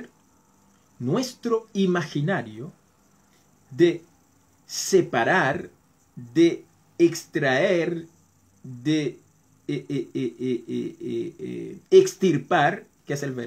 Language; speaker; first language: Spanish; non-native, fluent; Haitian Creole